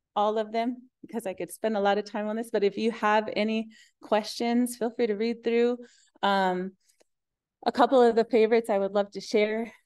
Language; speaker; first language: English; native; English